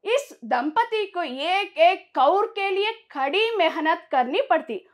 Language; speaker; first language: Hindi; non-native, local second language; Kannada